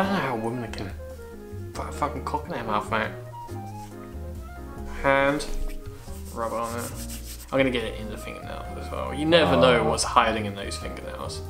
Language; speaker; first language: English; native; English